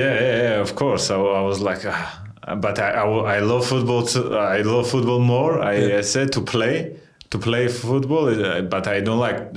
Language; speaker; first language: English; non-native, fluent; Georgian